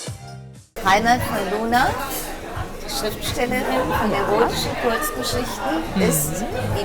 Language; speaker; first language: German; native; German